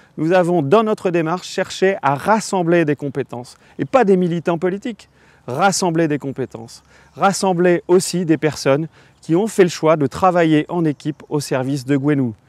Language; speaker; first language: French; native; French